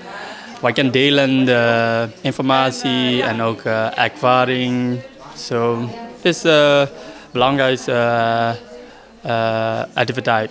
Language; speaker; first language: Dutch; non-native, learner; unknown